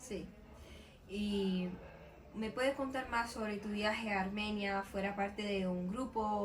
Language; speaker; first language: Spanish; non-native, learner; English